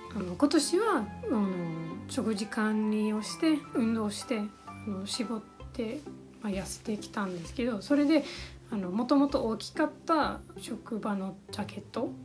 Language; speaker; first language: Japanese; non-native, fluent; English